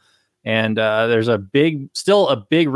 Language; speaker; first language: English; native; English